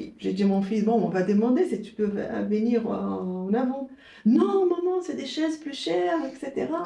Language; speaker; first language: French; non-native, fluent; Portuguese